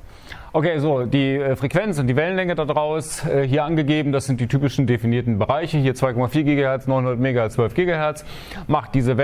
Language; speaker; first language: German; native; German